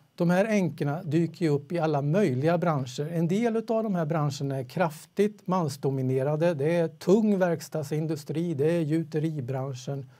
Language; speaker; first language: Swedish; native; Swedish